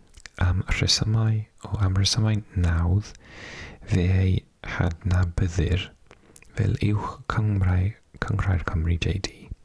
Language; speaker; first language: Welsh; non-native, fluent; English